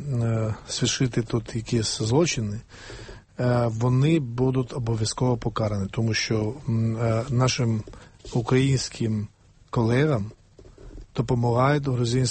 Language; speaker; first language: Ukrainian; non-native, fluent; Georgian